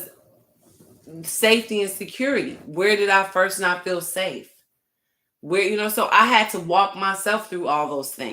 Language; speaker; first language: English; native; English